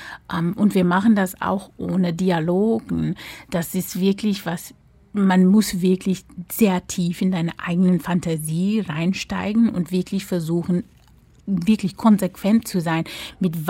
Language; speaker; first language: German; non-native, fluent; English